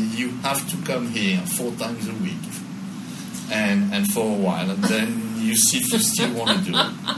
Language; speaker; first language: English; non-native, fluent; French